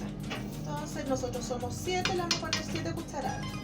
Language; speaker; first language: Spanish; native; Spanish